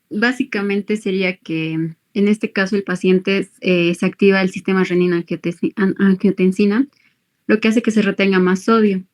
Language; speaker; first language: Spanish; native; Spanish